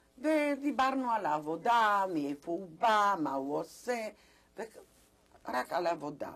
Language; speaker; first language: Hebrew; non-native, fluent; Polish